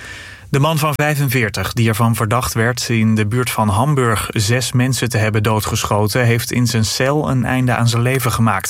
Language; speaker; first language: Dutch; native; Dutch